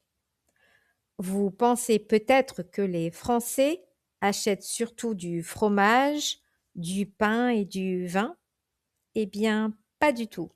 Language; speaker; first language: French; native; French